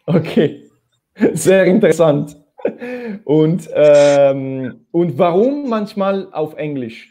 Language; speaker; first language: German; non-native, fluent; Italian